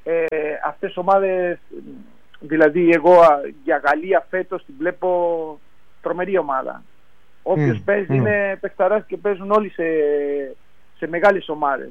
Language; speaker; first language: Greek; non-native, fluent; Spanish